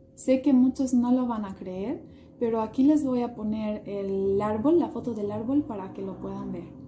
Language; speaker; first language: Spanish; non-native, fluent; Albanian